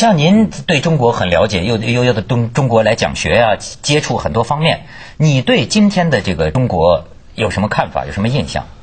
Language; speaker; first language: Chinese; native; Chinese